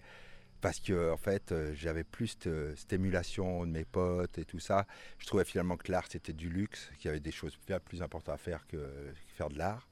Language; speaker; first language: French; native; French